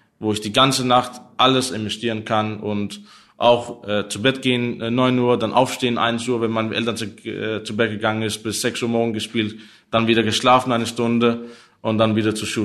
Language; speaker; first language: German; non-native, learner; Danish